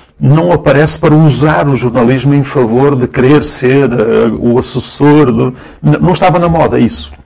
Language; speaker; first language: Portuguese; early bilingual, other home language; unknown